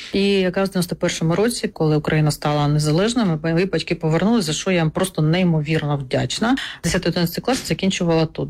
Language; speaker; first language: Ukrainian; non-native, local second language; Russian